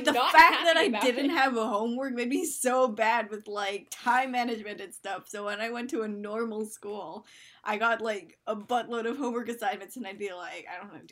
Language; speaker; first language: English; native; English